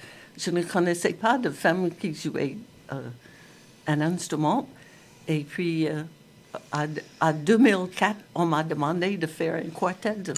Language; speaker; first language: French; non-native, fluent; English